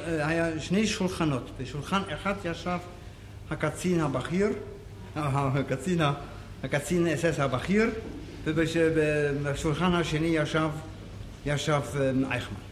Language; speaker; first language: Hebrew; non-native, fluent; German